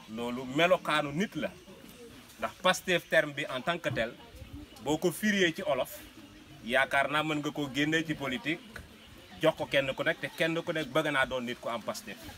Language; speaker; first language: Wolof; non-native, local second language; Jola-Fonyi